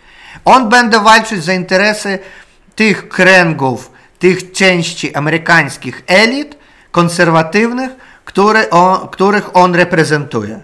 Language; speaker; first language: Polish; non-native, learner; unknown